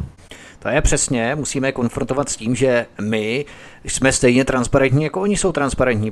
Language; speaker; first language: Czech; native; Czech